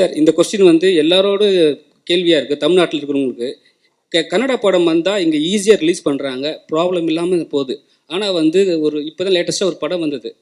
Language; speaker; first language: Tamil; native; Tamil